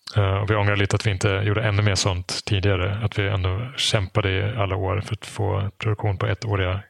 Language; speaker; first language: Swedish; non-native, fluent; German